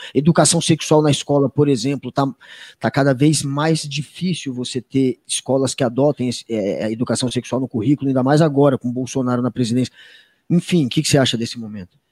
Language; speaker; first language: Portuguese; native; Portuguese